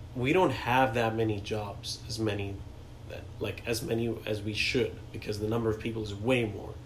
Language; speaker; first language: English; non-native, local second language; Hindi